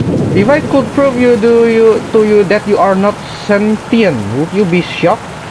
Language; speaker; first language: English; non-native, learner; Indonesian